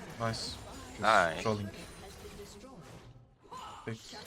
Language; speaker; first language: English; non-native, learner; Turkish